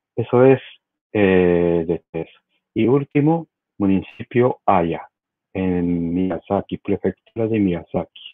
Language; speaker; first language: Spanish; non-native, learner; Japanese